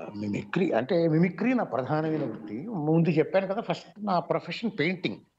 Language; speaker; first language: Telugu; native; Telugu